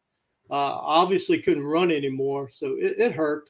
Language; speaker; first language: English; native; English